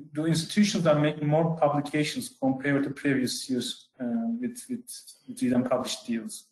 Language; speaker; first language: English; non-native, fluent; Turkish